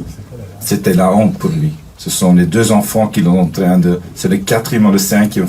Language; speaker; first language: French; non-native, fluent; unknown